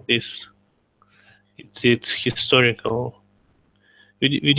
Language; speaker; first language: English; non-native, learner; Russian